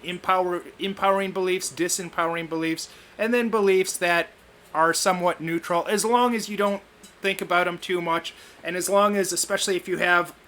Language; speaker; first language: English; native; English